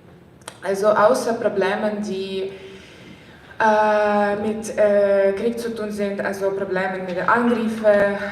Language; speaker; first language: German; non-native, fluent; Ukrainian